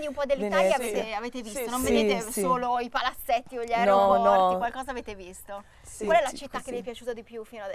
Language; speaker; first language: Italian; native; Italian